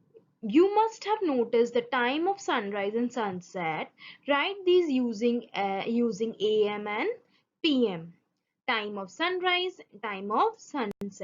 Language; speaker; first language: English; non-native, local second language; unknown